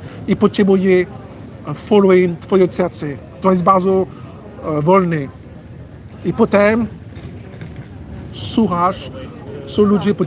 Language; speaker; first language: Polish; non-native, learner; French